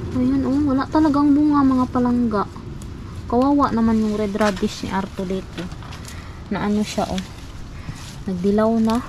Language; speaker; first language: Filipino; non-native, local second language; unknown